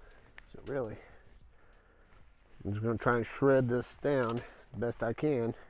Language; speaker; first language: English; native; English